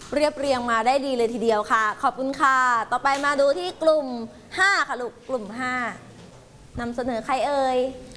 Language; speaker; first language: Thai; native; Thai